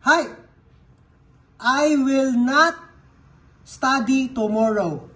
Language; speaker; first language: English; non-native, local second language; Filipino